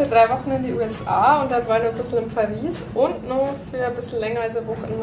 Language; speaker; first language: German; native; German